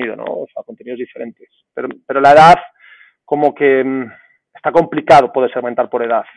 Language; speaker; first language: Spanish; native; Spanish